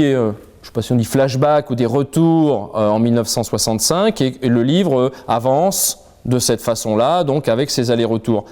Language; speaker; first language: French; native; French